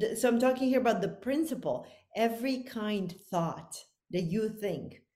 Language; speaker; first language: English; non-native, fluent; Bosnian